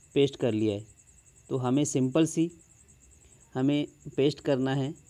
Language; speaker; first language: Hindi; non-native, local second language; Bangla